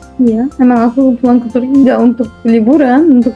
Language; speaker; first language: Indonesian; non-native, fluent; Turkish